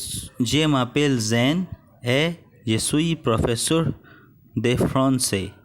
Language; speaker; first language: French; non-native, learner; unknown